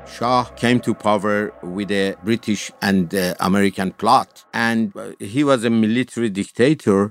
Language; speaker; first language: English; non-native, fluent; Persian